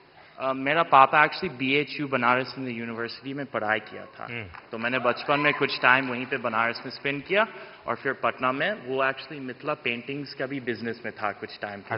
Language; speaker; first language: Hindi; non-native, fluent; English